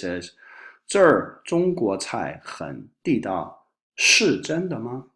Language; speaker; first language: Chinese; non-native, fluent; English